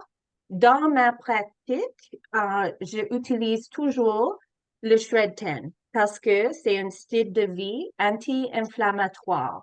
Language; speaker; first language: French; non-native, learner; English